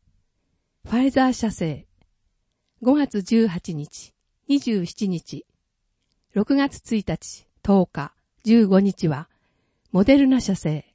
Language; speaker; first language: Japanese; native; Japanese